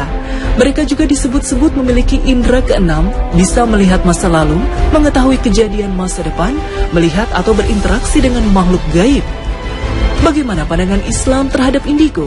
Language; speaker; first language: Indonesian; native; Indonesian